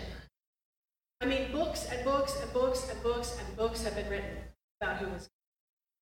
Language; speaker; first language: English; native; English